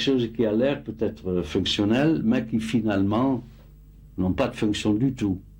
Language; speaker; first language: French; non-native, fluent; Dutch